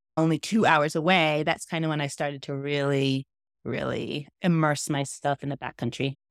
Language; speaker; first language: English; native; English